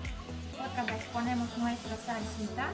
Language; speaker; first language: Spanish; non-native, learner; Polish